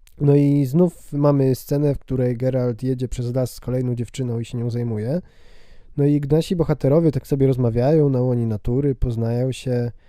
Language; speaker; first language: Polish; native; Polish